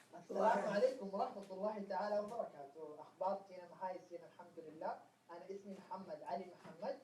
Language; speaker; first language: Arabic; early bilingual, other home language; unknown